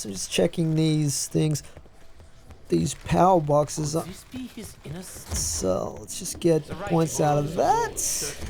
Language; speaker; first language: English; native; English